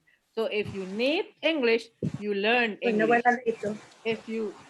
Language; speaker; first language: English; non-native, fluent; Indonesian